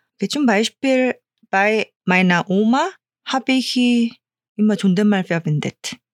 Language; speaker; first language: German; non-native, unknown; Korean